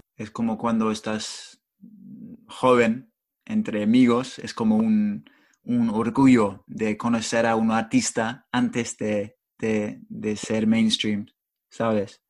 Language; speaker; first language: Spanish; non-native, fluent; English